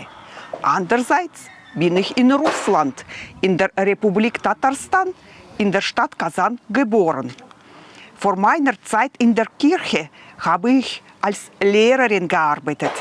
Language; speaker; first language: German; non-native, fluent; Russian